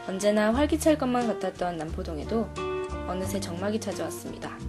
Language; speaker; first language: Korean; native; Korean